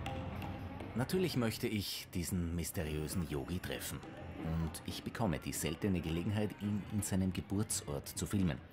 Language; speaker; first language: German; native; German